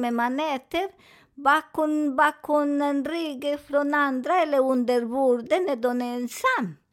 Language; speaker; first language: Swedish; non-native, fluent; Spanish